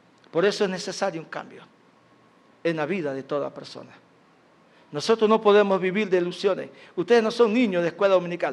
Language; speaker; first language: Spanish; native; Spanish